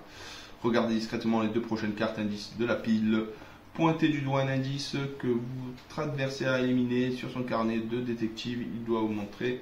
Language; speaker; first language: French; native; French